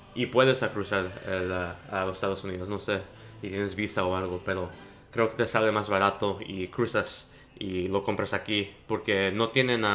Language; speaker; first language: Spanish; early bilingual, heritage; Spanish